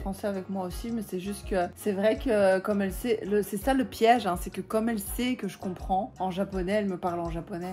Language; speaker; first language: French; native; French